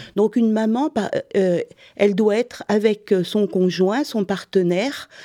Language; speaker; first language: French; native; French